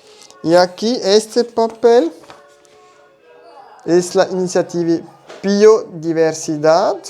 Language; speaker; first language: Spanish; non-native, learner; German